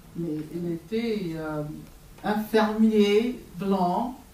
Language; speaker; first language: French; non-native, fluent; English